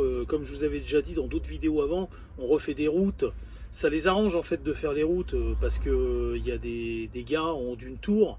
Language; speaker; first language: French; native; French